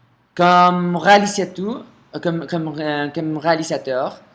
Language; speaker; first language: French; non-native, fluent; Spanish